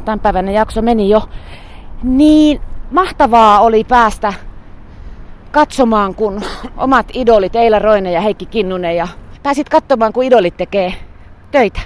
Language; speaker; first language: Finnish; native; Finnish